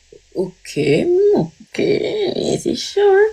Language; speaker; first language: French; native; French